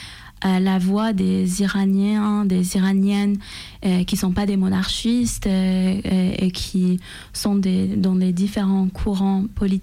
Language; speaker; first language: French; non-native, fluent; Persian